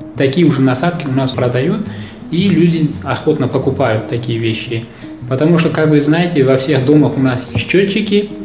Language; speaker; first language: Russian; non-native, local second language; Uzbek